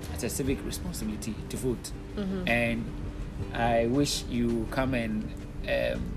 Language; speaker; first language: English; non-native, local second language; Akan